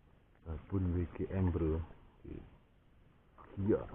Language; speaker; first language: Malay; non-native, local second language; Javanese